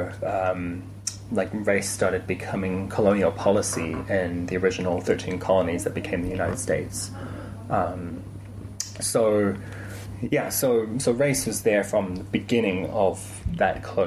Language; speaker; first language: English; native; English